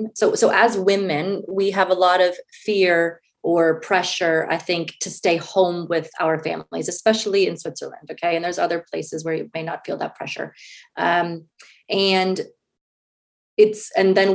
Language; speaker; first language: English; native; English